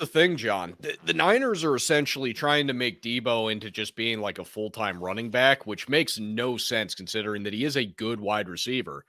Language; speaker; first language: English; native; English